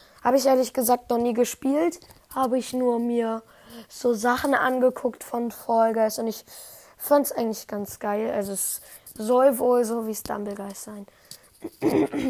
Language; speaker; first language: German; native; German